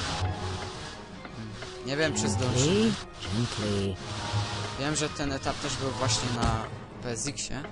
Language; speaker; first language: Polish; native; Polish